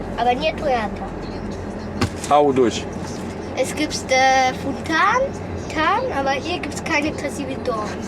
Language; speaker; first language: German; early bilingual, other home language; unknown